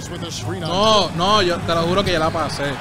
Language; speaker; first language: Spanish; native; Spanish